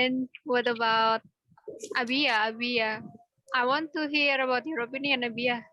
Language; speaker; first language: English; non-native, learner; Indonesian